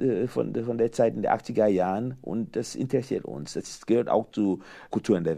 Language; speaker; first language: German; non-native, fluent; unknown